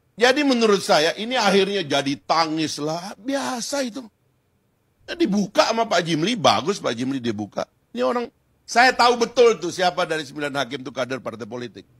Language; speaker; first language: Indonesian; non-native, local second language; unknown